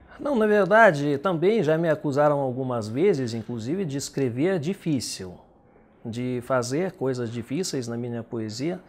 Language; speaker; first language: Portuguese; non-native, fluent; Russian